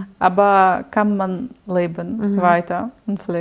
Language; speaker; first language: German; non-native, learner; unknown